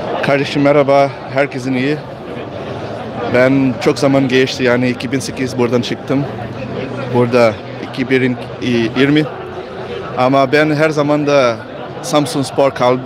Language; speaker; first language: Turkish; non-native, learner; Portuguese